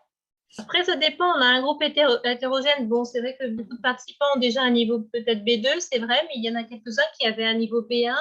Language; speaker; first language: French; native; French